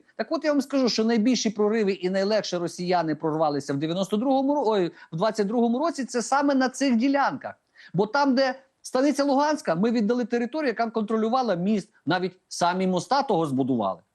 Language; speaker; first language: Ukrainian; native; Ukrainian